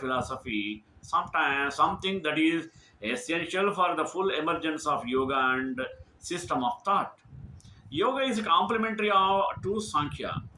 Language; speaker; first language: English; non-native, local second language; Telugu